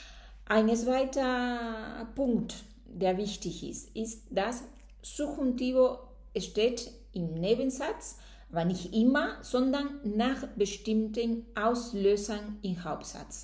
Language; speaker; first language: German; non-native, fluent; Spanish